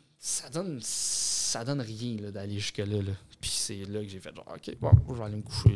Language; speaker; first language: French; native; French